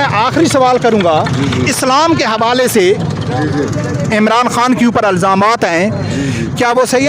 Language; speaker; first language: Urdu; native; Urdu